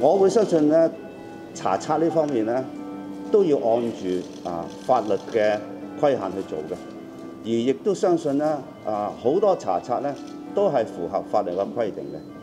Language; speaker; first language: Cantonese; native; Cantonese